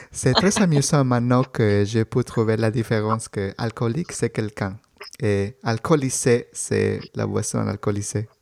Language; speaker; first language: French; non-native, learner; Spanish